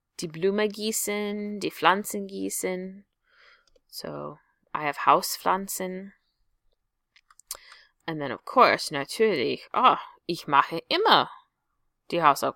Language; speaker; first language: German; non-native, fluent; English